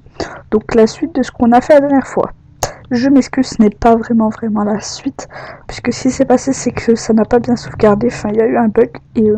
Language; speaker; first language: French; native; French